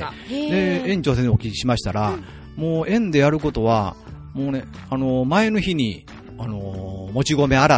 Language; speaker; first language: Japanese; native; Japanese